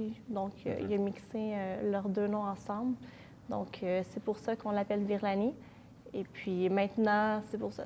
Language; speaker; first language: French; native; French